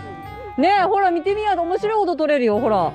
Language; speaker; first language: Japanese; native; Japanese